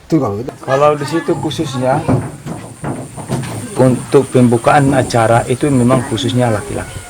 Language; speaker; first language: Indonesian; non-native, local second language; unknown